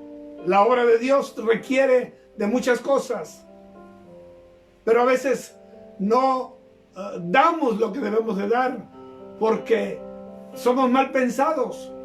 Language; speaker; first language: Spanish; native; Spanish